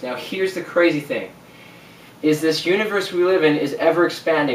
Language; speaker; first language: English; native; English